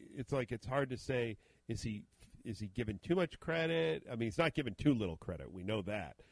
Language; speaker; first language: English; native; English